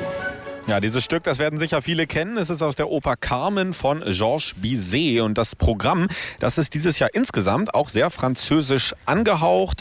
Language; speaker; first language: German; native; German